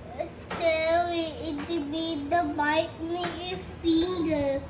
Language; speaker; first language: English; non-native, learner; Filipino